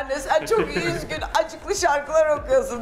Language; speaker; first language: Turkish; native; Turkish